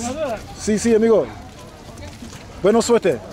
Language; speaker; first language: Spanish; non-native, learner; English